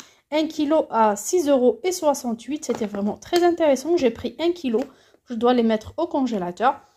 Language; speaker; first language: French; native; French